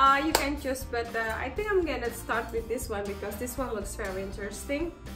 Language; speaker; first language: English; non-native, fluent; Indonesian